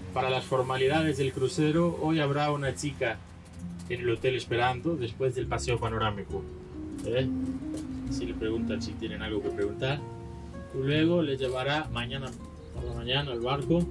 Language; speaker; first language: Spanish; non-native, fluent; Greek